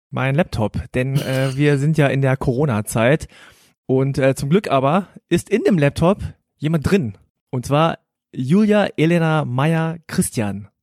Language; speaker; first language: German; native; German